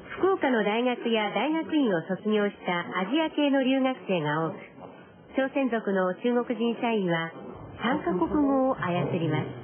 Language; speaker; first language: Japanese; native; Japanese